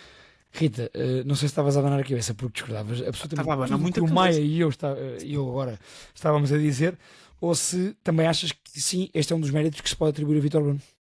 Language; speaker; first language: Portuguese; native; Portuguese